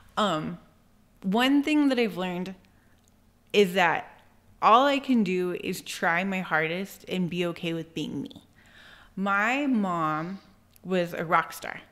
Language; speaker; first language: English; native; English